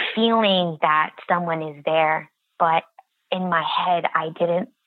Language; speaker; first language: English; native; English